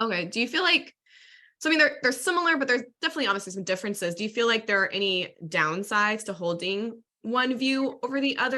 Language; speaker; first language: English; native; English